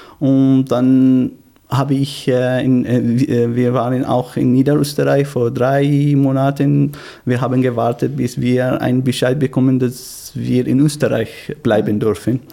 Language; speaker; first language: German; non-native, learner; Arabic